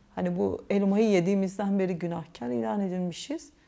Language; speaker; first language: Turkish; native; Turkish